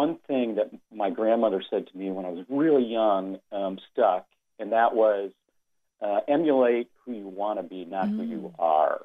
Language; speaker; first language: English; native; English